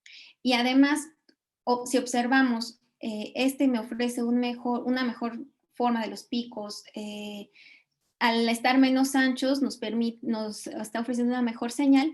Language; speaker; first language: Spanish; native; Spanish